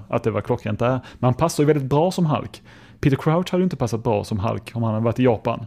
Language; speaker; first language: Swedish; native; Swedish